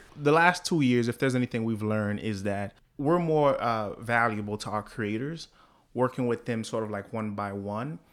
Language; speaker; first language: English; early bilingual, other home language; Haitian Creole